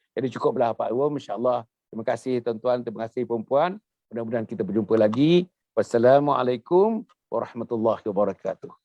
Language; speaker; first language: Malay; native; Malay